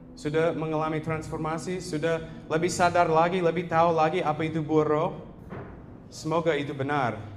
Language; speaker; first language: Indonesian; non-native, fluent; English